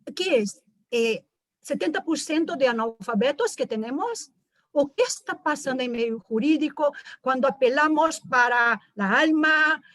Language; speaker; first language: Spanish; non-native, fluent; Portuguese